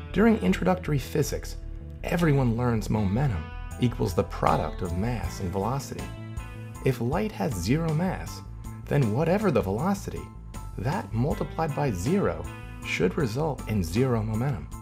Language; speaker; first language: English; native; English